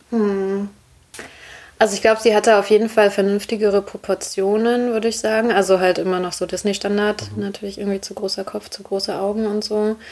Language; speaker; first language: German; native; German